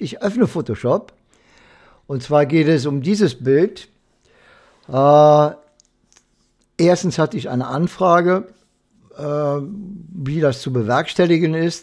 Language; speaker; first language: German; native; German